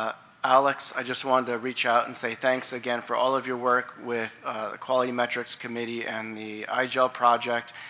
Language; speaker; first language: English; native; English